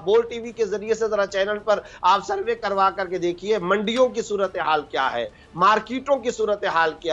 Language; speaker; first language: Urdu; native; Urdu